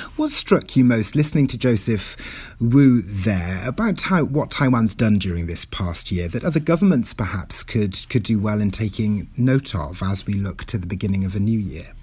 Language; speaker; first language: English; non-native, local second language; Welsh